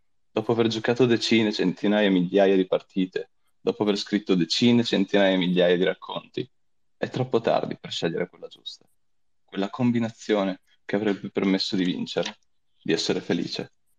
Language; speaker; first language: Italian; native; Italian